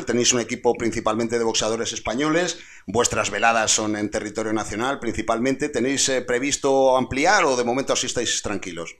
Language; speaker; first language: Spanish; native; Spanish